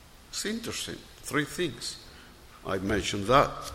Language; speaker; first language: English; non-native, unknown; Spanish